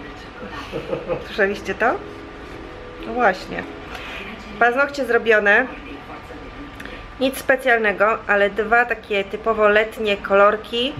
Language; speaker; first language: Polish; native; Polish